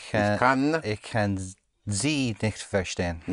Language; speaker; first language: German; non-native, learner; English